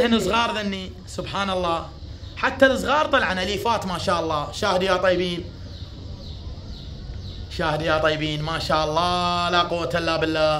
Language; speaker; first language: Arabic; native; Arabic